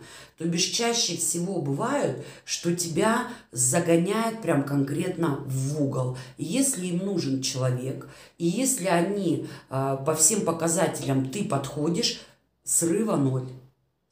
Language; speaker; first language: Russian; native; Russian